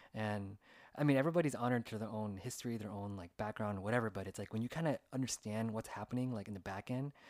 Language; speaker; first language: English; native; English